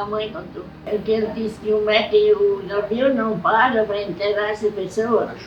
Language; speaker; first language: Portuguese; non-native, local second language; German